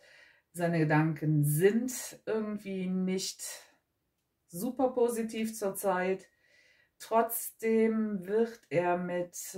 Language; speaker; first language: German; native; German